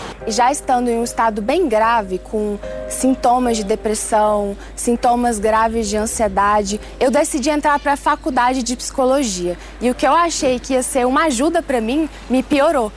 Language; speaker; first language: Portuguese; early bilingual, other home language; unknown